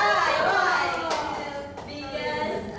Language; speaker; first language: English; non-native, learner; Indonesian